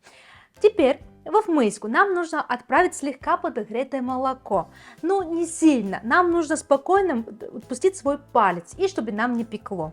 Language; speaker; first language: Russian; non-native, fluent; Bulgarian